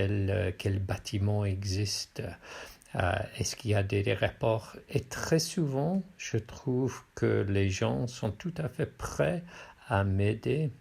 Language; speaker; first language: French; non-native, fluent; English